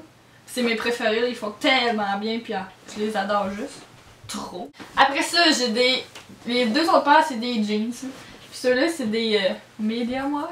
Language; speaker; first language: French; native; French